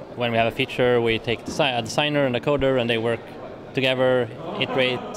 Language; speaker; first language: English; non-native, fluent; Swedish